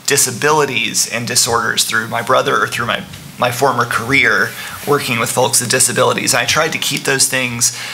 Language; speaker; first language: English; native; English